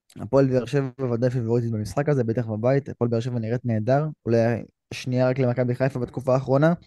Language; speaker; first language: Hebrew; native; Hebrew